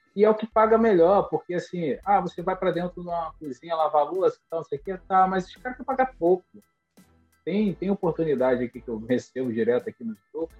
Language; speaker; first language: Portuguese; native; Portuguese